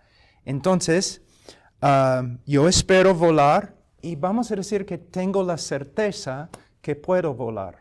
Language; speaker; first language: Spanish; non-native, fluent; English